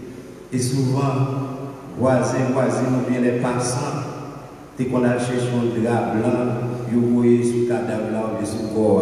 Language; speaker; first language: French; non-native, local second language; Haitian Creole